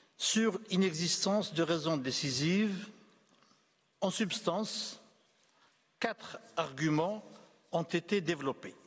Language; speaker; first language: French; non-native, local second language; Arabic